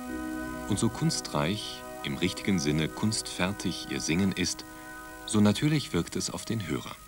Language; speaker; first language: German; native; German